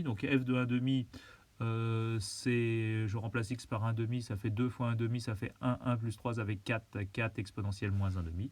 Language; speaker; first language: French; native; French